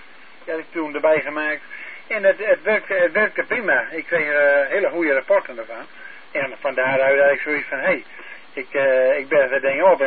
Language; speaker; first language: Dutch; native; Dutch